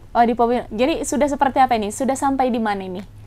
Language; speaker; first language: Indonesian; native; Indonesian